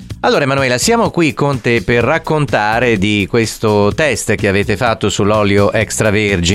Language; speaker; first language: Italian; native; Italian